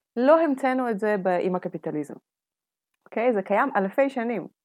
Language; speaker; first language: Hebrew; non-native, fluent; Russian